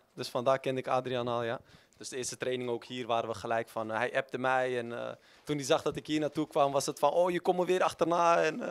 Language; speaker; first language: Dutch; native; Dutch